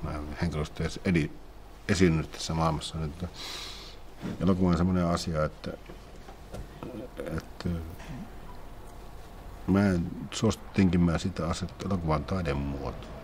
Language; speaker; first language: Finnish; native; Finnish